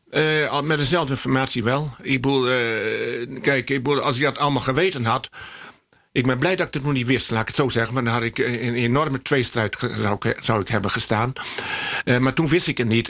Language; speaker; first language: Dutch; native; Dutch